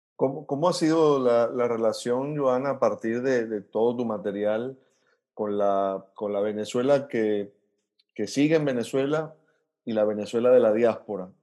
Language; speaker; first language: Spanish; native; Spanish